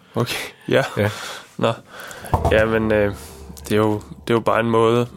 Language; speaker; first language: Danish; native; Danish